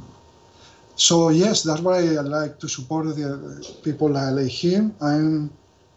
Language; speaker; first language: English; non-native, fluent; Spanish